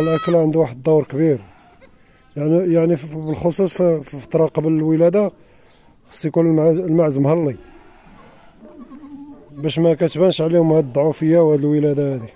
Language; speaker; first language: Arabic; native; Arabic